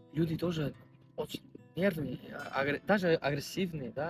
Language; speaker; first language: Russian; non-native, learner; Spanish